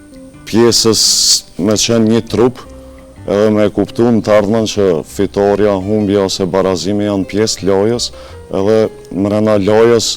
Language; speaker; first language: Albanian; native; Albanian